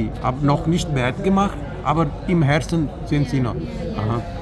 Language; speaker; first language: German; non-native, learner; Urdu